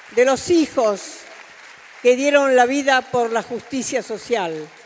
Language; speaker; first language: Spanish; native; Spanish